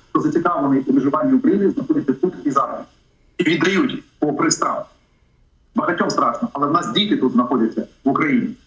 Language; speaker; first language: Ukrainian; native; Ukrainian